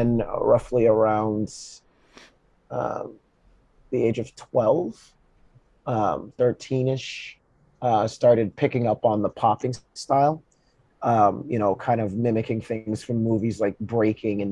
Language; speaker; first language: English; native; English